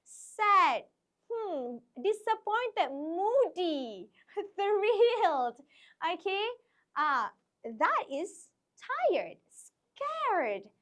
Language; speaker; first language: English; non-native, local second language; Malay